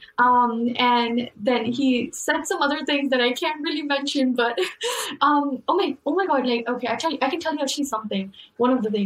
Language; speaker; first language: English; non-native, local second language; Urdu